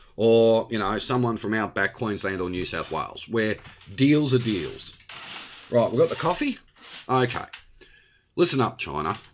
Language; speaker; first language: English; native; English